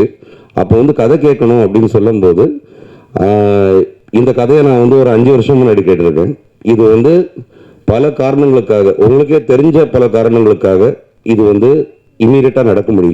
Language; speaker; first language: Tamil; native; Tamil